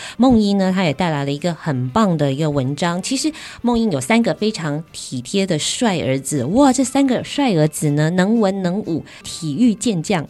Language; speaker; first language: Chinese; native; Chinese